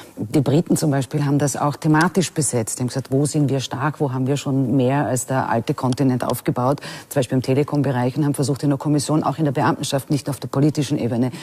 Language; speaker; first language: German; native; German